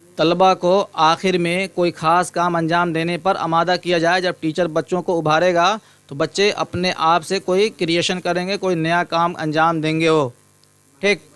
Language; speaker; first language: Urdu; native; Urdu